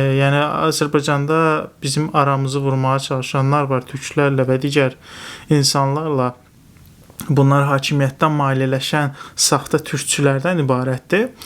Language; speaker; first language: Azerbaijani; non-native, local second language; Talysh